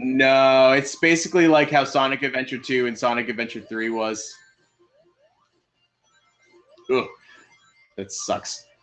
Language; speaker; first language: English; native; English